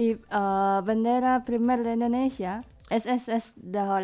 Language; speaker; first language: Catalan; non-native, learner; Indonesian